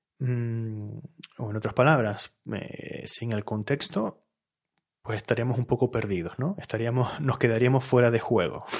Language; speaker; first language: Spanish; native; Spanish